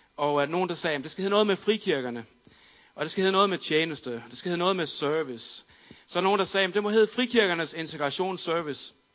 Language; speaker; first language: Danish; native; Danish